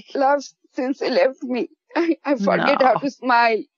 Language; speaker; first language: English; non-native, local second language; Bangla